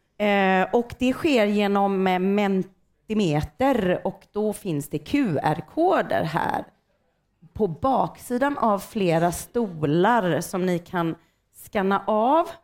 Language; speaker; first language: Swedish; native; Swedish